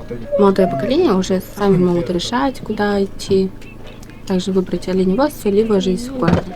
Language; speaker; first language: Russian; non-native, local second language; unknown